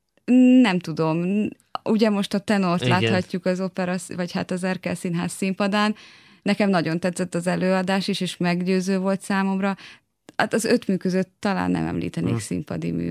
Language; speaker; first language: Hungarian; native; Hungarian